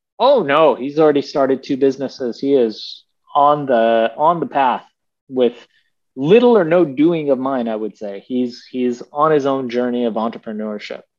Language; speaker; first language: English; early bilingual, other home language; Persian